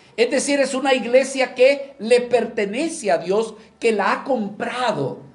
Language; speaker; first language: Spanish; native; Spanish